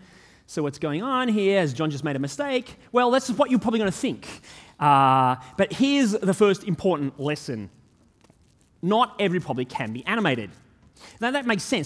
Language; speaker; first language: English; native; English